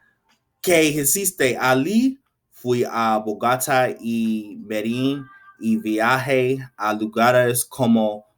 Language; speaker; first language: Spanish; non-native, learner; English